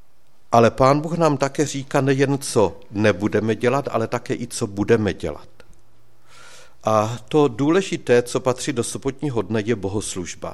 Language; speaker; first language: Czech; native; Czech